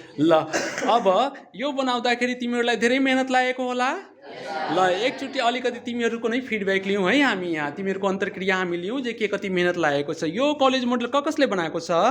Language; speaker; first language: Nepali; non-native, local second language; Maithili